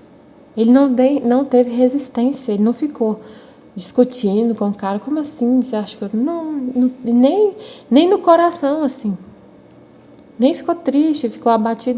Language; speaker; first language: Portuguese; native; Portuguese